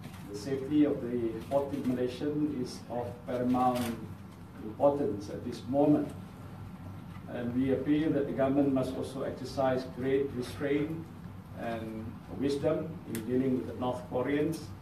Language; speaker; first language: English; non-native, local second language; Malay